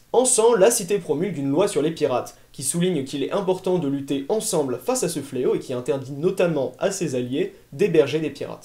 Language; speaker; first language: French; native; French